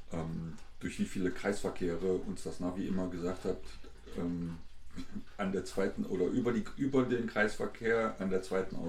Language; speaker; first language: German; native; German